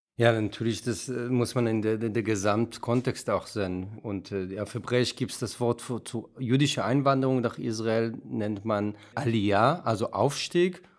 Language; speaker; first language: German; non-native, fluent; Hebrew